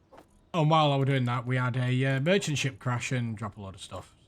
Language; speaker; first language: English; native; English